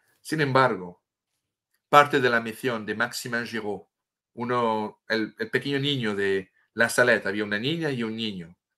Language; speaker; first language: Spanish; non-native, fluent; French